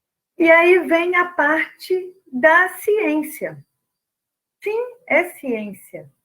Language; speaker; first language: Portuguese; native; Portuguese